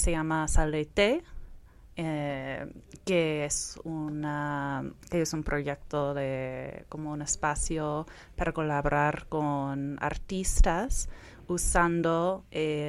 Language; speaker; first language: Spanish; non-native, fluent; English